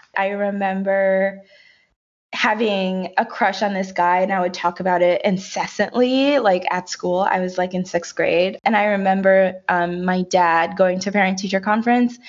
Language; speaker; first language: English; early bilingual, other home language; Haitian Creole